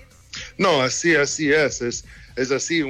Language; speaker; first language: Spanish; early bilingual, heritage; English